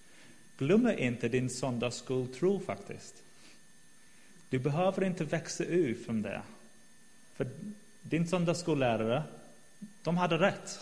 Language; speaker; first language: Swedish; non-native, fluent; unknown